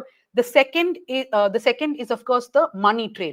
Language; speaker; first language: English; non-native, local second language; Malayalam